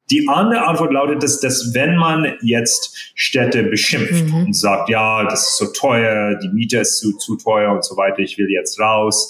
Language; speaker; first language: German; non-native, fluent; English